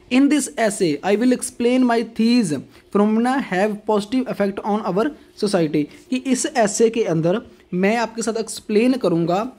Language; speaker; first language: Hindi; non-native, local second language; Punjabi